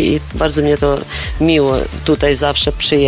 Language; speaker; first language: Polish; non-native, learner; Ukrainian